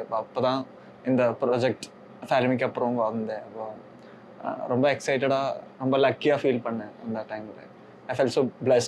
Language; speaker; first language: Tamil; non-native, learner; Malayalam